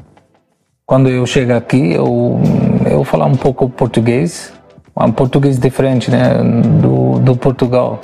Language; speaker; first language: Portuguese; non-native, learner; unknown